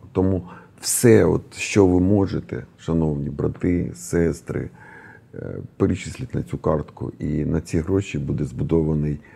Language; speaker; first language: Ukrainian; native; Ukrainian